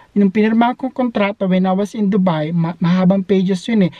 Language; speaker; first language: English; non-native, local second language; Filipino